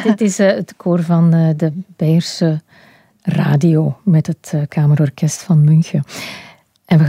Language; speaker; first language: Dutch; native; Dutch